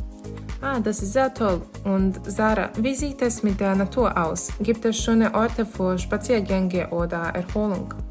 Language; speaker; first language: German; non-native, learner; Bosnian